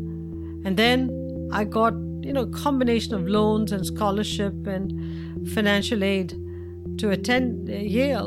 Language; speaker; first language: English; non-native, local second language; Tamil